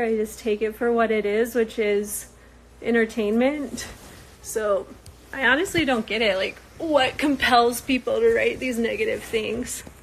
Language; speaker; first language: English; native; English